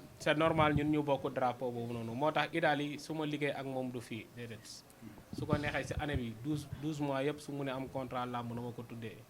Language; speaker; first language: Wolof; native; Wolof